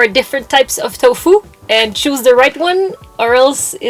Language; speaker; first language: English; non-native, local second language; French